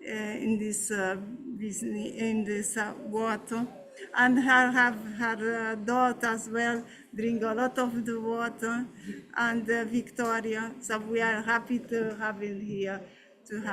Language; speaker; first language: English; non-native, learner; Portuguese